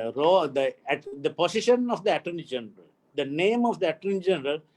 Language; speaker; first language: English; non-native, local second language; Sinhala